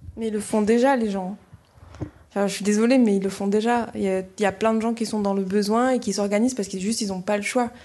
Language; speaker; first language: French; non-native, fluent; Bini